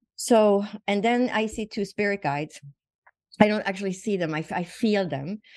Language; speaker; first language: English; non-native, fluent; Swedish